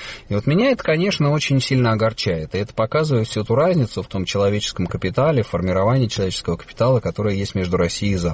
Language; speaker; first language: Russian; native; Russian